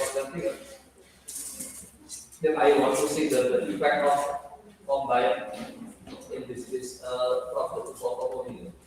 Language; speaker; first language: English; non-native, learner; Indonesian